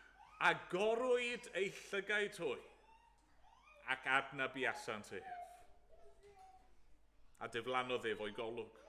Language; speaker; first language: Welsh; native; Welsh